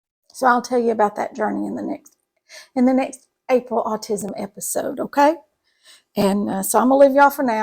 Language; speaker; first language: English; native; English